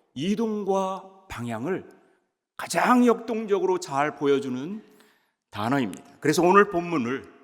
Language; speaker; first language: Korean; native; Korean